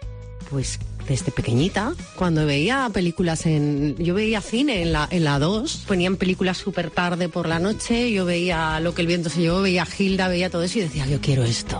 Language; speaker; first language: Spanish; native; Spanish